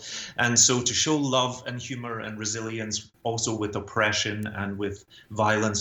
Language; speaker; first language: English; native; English